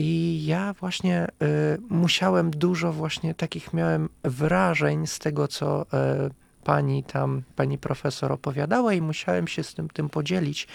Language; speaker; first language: Polish; non-native, fluent; Russian